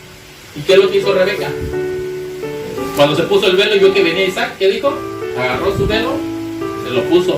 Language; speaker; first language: Spanish; native; Spanish